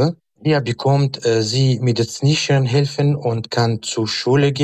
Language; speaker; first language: German; non-native, learner; Arabic